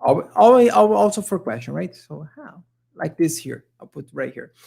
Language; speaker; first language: English; non-native, fluent; Portuguese